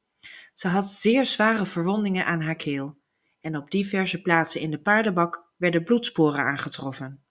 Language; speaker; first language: Dutch; native; Dutch